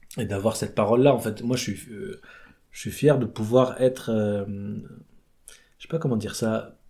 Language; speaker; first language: French; native; French